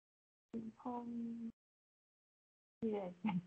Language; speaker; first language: Japanese; non-native, learner; Chinese